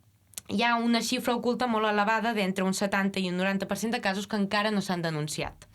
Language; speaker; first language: Catalan; native; Catalan